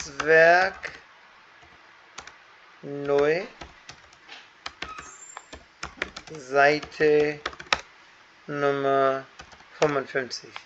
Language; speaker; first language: German; non-native, fluent; Hindi